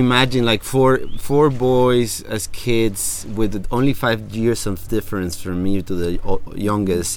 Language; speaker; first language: English; non-native, fluent; Spanish